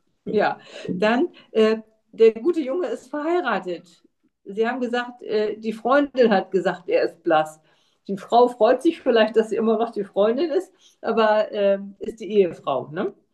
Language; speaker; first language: German; native; German